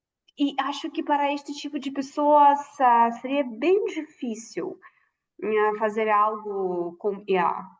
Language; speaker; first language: Portuguese; non-native, fluent; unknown